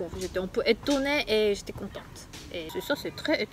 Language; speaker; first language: French; non-native, fluent; Korean